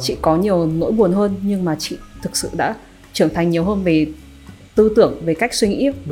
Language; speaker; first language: Vietnamese; native; Vietnamese